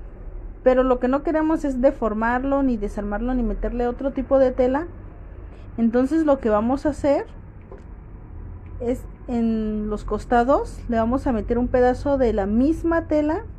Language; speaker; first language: Spanish; native; Spanish